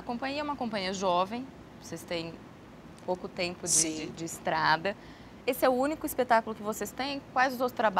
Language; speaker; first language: Portuguese; native; Portuguese